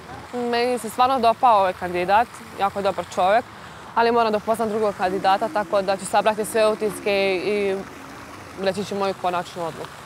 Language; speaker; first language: Serbian; native; Serbian